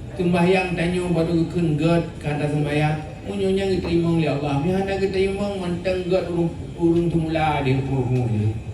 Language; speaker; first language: Malay; non-native, local second language; Achinese